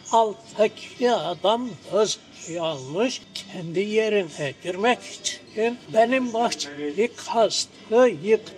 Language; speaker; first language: Turkish; non-native, local second language; Greek